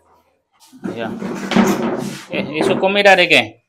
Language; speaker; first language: Portuguese; non-native, learner; Vietnamese